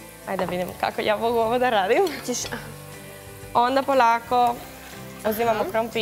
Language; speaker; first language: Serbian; non-native, learner; Spanish